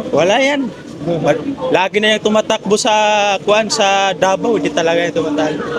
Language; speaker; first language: Filipino; non-native, local second language; Cebuano